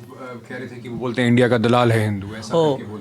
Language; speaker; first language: Hindi; native; Hindi